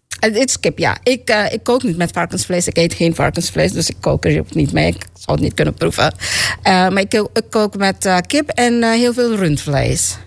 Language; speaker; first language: Dutch; native; Dutch